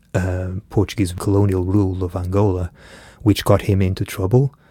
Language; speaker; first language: English; early bilingual, other home language; Portuguese